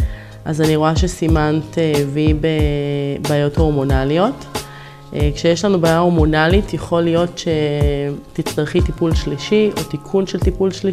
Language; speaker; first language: Hebrew; native; Hebrew